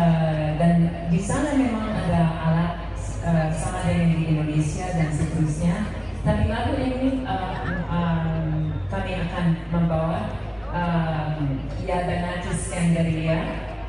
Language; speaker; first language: Indonesian; non-native, fluent; English